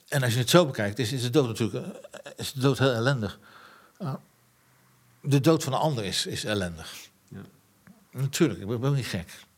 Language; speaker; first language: Dutch; native; Dutch